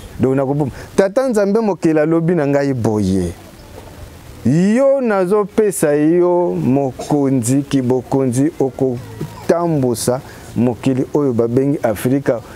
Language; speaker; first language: Lingala; non-native, local second language; Kongo